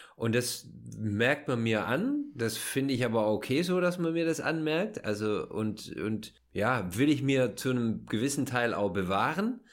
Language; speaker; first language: German; native; German